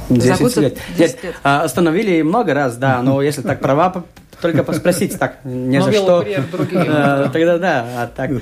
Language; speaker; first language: Russian; non-native, local second language; Latvian